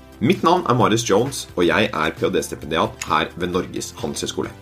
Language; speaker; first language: Norwegian; native; Norwegian